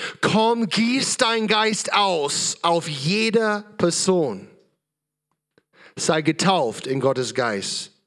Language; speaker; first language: German; non-native, learner; English